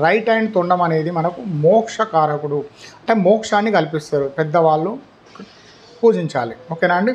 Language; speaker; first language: Telugu; native; Telugu